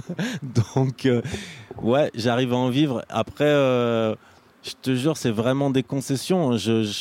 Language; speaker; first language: French; native; French